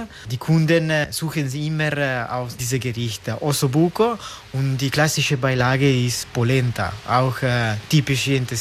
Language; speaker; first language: German; non-native, learner; Italian